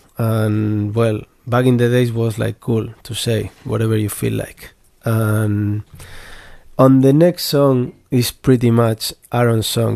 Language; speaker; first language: English; non-native, fluent; Spanish